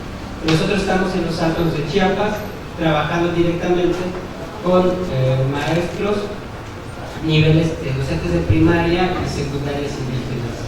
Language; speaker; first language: Spanish; non-native, local second language; Tzotzil